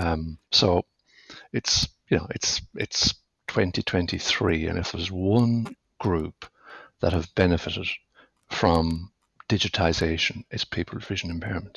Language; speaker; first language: English; native; English